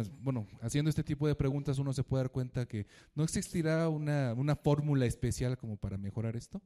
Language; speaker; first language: Spanish; native; Spanish